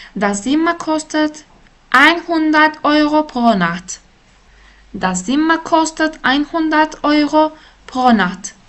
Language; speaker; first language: German; non-native, fluent; Turkish